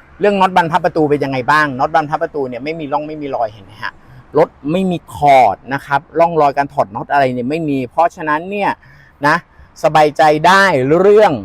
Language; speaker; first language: Thai; native; Thai